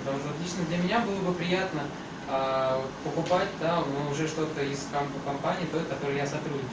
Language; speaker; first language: Russian; native; Russian